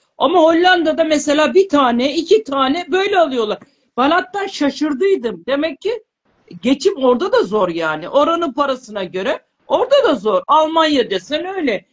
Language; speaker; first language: Turkish; native; Turkish